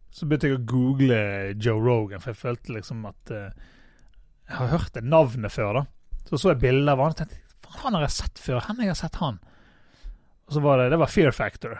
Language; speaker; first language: Norwegian; native; Norwegian